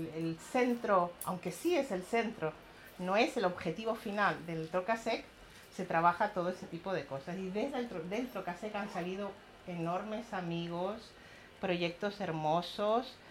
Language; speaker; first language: Spanish; native; Spanish